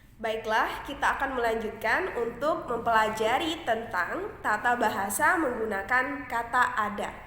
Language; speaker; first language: Indonesian; native; Indonesian